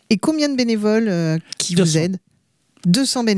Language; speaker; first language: French; native; French